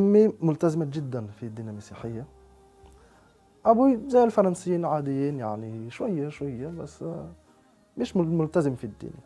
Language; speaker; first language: Arabic; non-native, learner; French